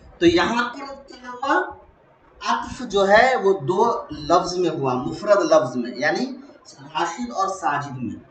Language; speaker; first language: Urdu; native; Urdu